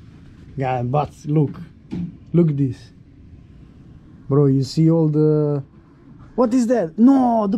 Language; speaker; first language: English; non-native, fluent; Italian